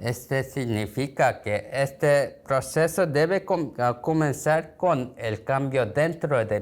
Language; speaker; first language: Spanish; non-native, learner; Korean